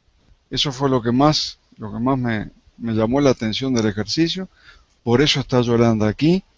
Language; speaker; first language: Spanish; native; Spanish